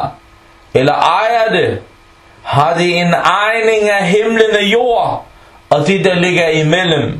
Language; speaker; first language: Danish; early bilingual, other home language; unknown